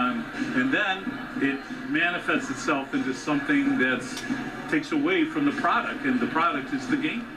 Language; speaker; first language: English; native; English